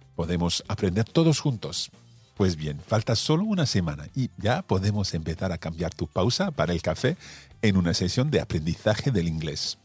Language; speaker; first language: Spanish; non-native, fluent; English